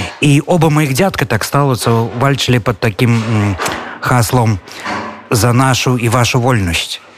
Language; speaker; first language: Polish; non-native, learner; Belarusian